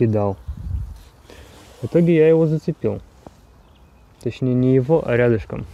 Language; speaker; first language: Russian; native; Russian